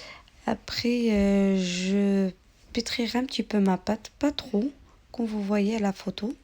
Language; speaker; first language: French; non-native, local second language; Arabic